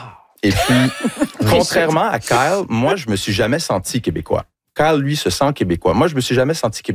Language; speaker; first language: French; non-native, local second language; English